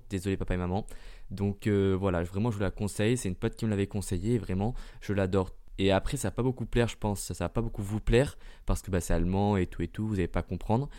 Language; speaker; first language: French; early bilingual, heritage; French